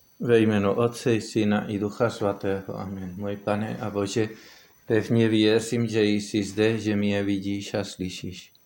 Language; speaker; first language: Czech; non-native, fluent; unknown